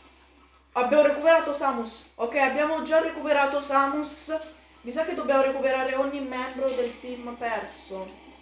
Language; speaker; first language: Italian; native; Italian